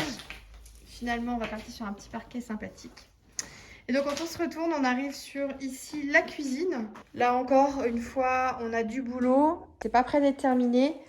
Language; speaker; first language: French; native; French